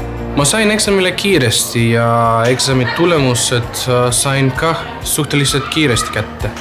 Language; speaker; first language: Estonian; non-native, fluent; Macedonian